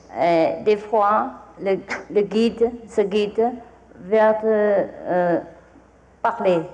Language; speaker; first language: French; non-native, fluent; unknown